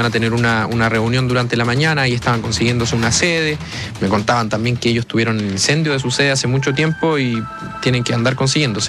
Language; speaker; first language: Spanish; native; Spanish